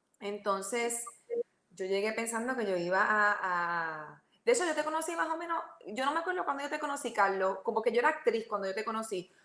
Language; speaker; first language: Spanish; native; Spanish